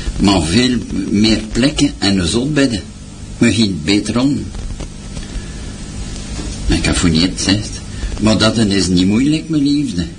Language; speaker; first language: Dutch; non-native, local second language; French